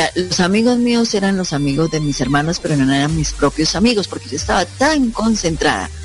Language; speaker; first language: Spanish; native; Spanish